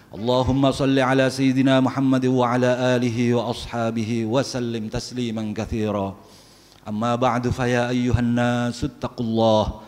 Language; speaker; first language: Arabic; non-native, fluent; Indonesian